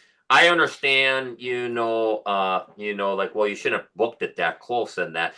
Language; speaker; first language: English; native; English